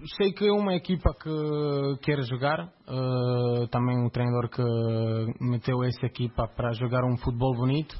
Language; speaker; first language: Portuguese; non-native, fluent; Croatian